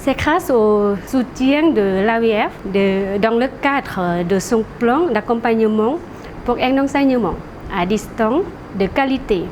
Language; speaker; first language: French; non-native, fluent; Lao